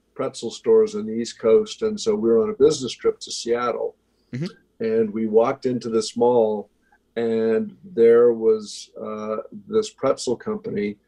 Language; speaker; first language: English; native; English